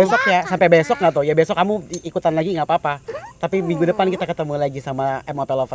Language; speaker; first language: Indonesian; native; Indonesian